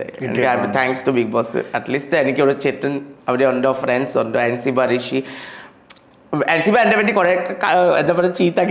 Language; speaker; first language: Malayalam; non-native, local second language; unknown